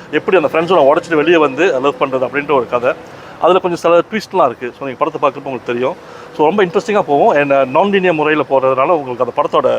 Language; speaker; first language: Tamil; native; Tamil